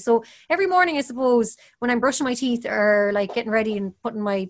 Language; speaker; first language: English; native; English